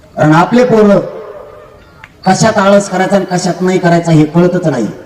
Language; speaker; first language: Marathi; native; Marathi